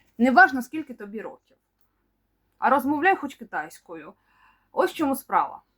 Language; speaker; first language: Ukrainian; non-native, local second language; Russian